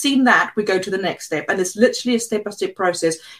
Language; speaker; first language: English; non-native, local second language; Afrikaans